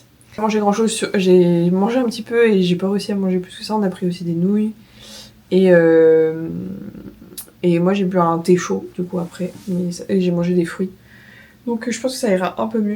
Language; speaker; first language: French; native; French